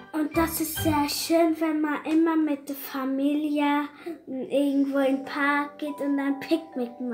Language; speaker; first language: German; early bilingual, other home language; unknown